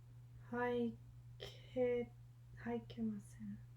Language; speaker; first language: Japanese; non-native, learner; English